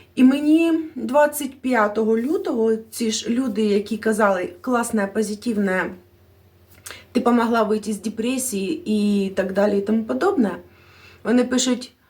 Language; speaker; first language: Ukrainian; non-native, local second language; Russian